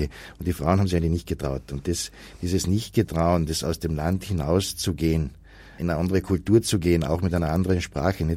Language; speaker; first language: German; native; German